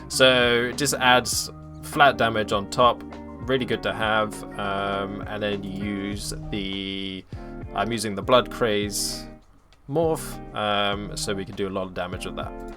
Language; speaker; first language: English; native; English